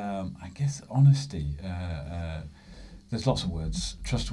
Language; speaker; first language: English; native; English